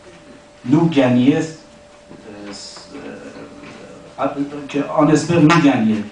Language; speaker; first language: French; non-native, learner; Persian